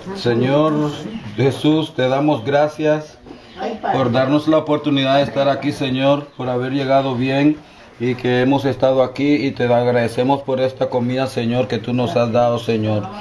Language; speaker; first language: Spanish; non-native, local second language; English